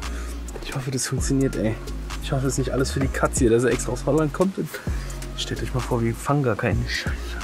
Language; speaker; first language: German; native; German